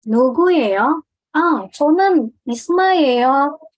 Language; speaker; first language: Korean; non-native, fluent; Indonesian